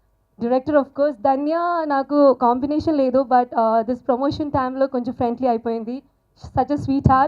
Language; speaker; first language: Telugu; non-native, learner; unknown